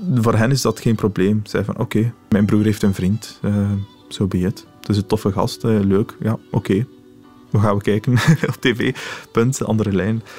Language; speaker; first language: Dutch; early bilingual, other home language; Arabic